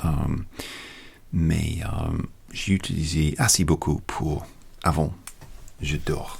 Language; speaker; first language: French; non-native, learner; English